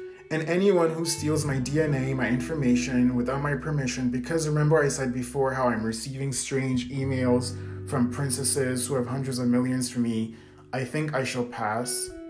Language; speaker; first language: English; native; English